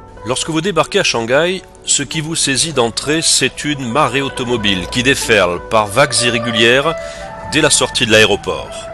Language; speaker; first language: French; native; French